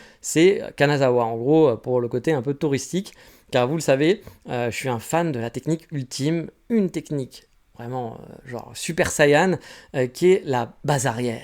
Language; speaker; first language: French; native; French